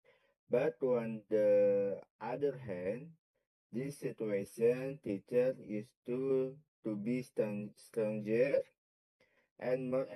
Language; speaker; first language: English; non-native, learner; Indonesian